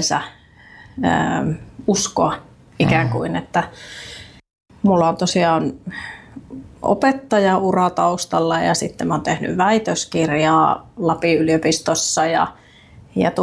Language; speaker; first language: Finnish; native; Finnish